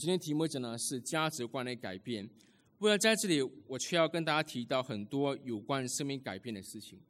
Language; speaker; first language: Chinese; early bilingual, heritage; Chinese